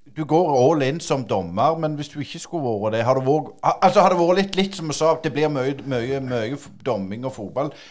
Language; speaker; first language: Norwegian; native; Norwegian